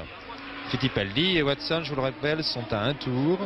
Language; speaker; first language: French; native; French